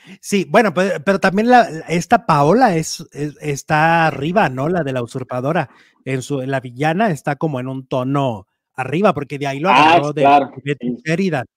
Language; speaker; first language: Spanish; native; Spanish